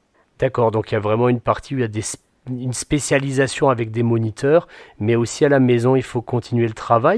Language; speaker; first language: French; native; French